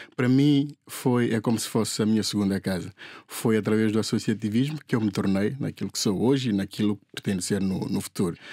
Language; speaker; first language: Portuguese; non-native, local second language; Upper Guinea Crioulo